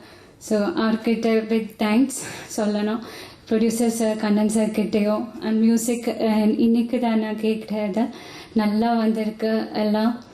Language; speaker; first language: Tamil; non-native, learner; Malayalam